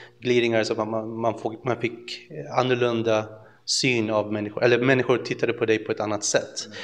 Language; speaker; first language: Swedish; early bilingual, other home language; Filipino